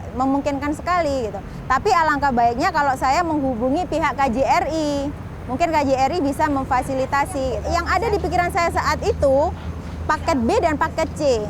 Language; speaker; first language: Indonesian; native; Indonesian